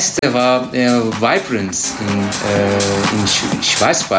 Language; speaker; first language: German; non-native, learner; Turkish